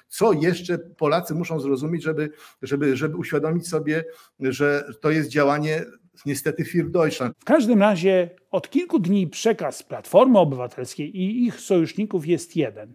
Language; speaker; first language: Polish; native; Polish